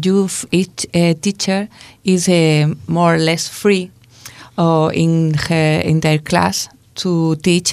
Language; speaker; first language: English; non-native, learner; Spanish